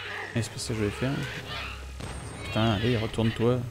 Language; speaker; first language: French; native; French